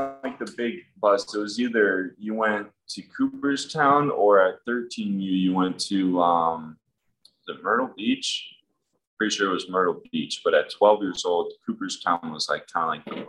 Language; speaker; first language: English; native; English